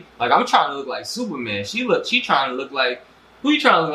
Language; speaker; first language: English; native; English